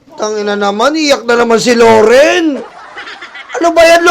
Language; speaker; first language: Filipino; native; Filipino